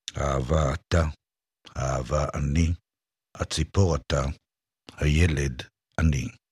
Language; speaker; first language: Hebrew; native; Hebrew